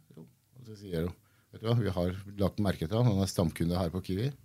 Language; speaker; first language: Norwegian; early bilingual, other home language; Kurdish